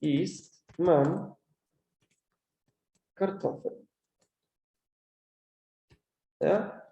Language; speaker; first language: German; non-native, learner; Spanish